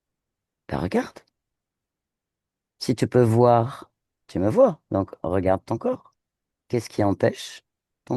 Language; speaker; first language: French; native; French